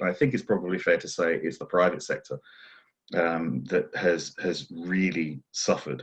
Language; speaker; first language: English; native; English